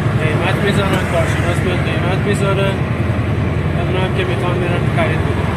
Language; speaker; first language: Persian; non-native, fluent; Turkish